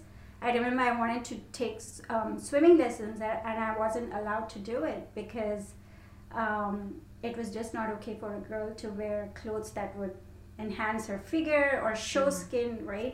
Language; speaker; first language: English; non-native, local second language; Hindi